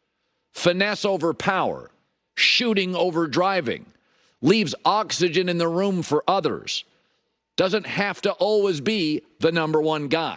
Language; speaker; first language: English; native; English